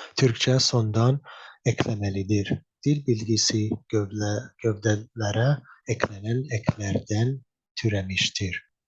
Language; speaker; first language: Turkish; non-native, learner; English